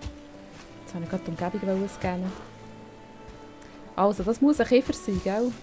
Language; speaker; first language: German; native; German